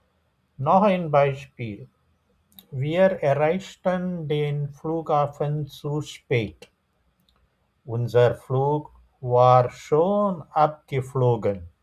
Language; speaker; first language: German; non-native, fluent; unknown